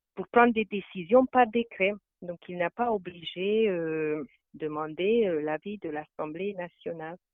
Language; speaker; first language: French; non-native, fluent; Hungarian